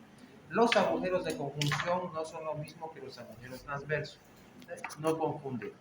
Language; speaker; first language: Spanish; native; Spanish